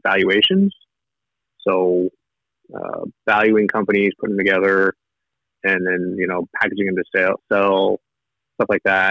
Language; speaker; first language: English; native; English